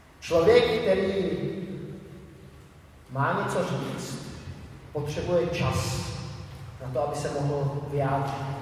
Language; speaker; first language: Czech; native; Czech